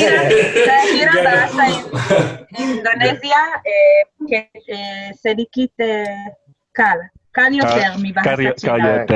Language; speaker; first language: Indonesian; non-native, learner; Hebrew